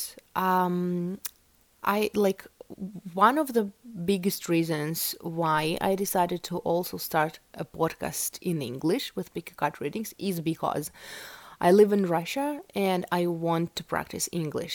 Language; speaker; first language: English; non-native, fluent; Russian